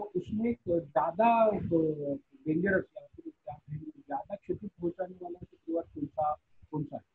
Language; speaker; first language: Hindi; non-native, local second language; Marathi